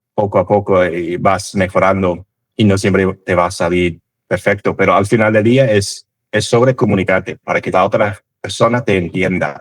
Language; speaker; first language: Spanish; non-native, fluent; English